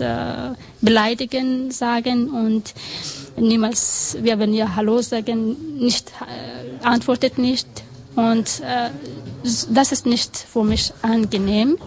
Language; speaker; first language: German; non-native, learner; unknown